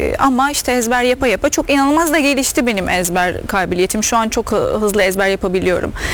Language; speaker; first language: Turkish; non-native, fluent; Arabic